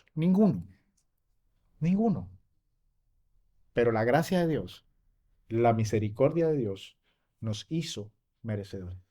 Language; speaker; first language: Spanish; native; Spanish